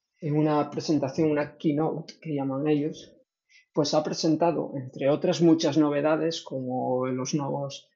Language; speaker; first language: Spanish; native; Spanish